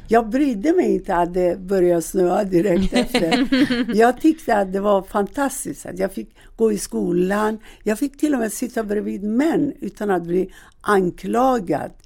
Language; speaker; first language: Swedish; non-native, fluent; Persian